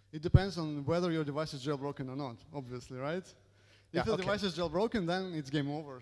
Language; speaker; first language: English; non-native, fluent; Russian